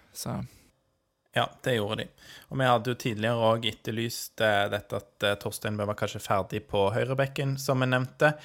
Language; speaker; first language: Norwegian; native; Norwegian